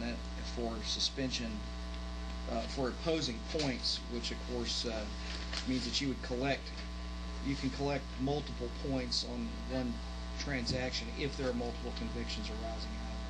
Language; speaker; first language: English; native; English